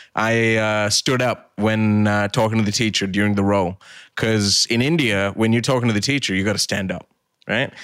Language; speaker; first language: English; early bilingual, other home language; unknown